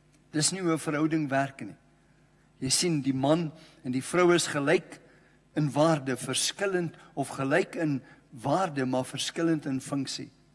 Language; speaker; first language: Afrikaans; non-native, local second language; English